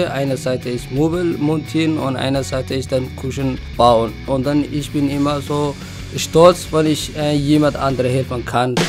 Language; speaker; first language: German; non-native, learner; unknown